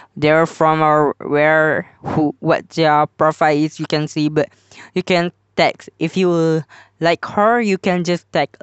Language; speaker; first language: English; non-native, local second language; Malay